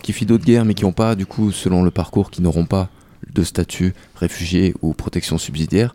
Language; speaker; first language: French; native; French